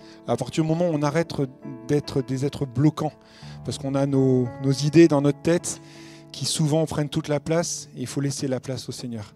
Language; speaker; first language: French; native; French